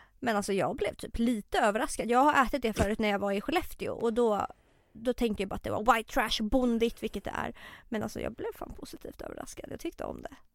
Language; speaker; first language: Swedish; early bilingual, other home language; Serbian